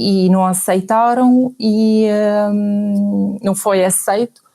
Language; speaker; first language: Portuguese; non-native, fluent; Arabic